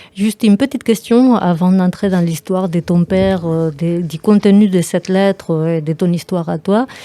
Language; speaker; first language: French; non-native, fluent; Spanish